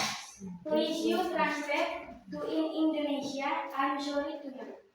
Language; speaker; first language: English; non-native, learner; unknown